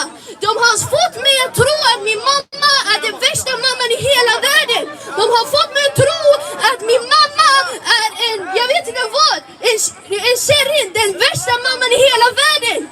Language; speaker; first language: Swedish; early bilingual, other home language; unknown